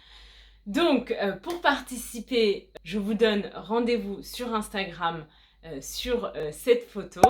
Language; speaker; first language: French; native; French